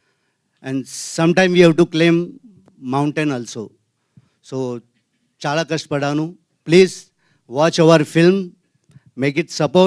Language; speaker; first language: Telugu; non-native, learner; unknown